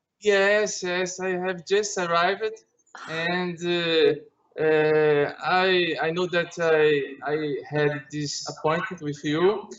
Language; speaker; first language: English; non-native, learner; Portuguese